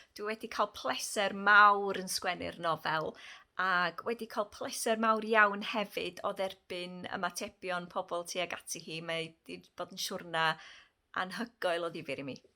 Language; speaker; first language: Welsh; native; Welsh